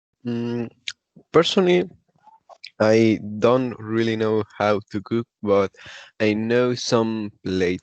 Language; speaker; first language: English; non-native, learner; Spanish